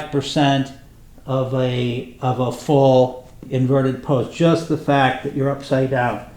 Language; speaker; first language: English; native; English